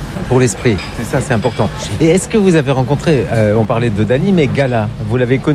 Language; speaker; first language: French; native; French